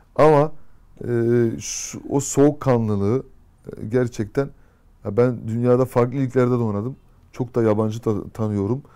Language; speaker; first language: Turkish; early bilingual, heritage; Turkish